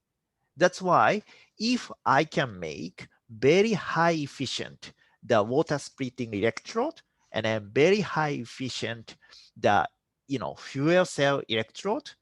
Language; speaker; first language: English; non-native, fluent; Japanese